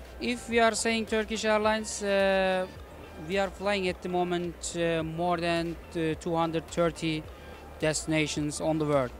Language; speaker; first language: English; non-native, fluent; Turkish